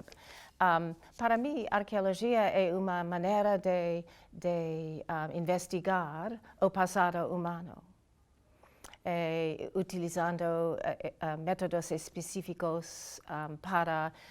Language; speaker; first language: Portuguese; non-native, fluent; English